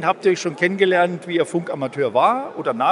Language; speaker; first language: German; native; German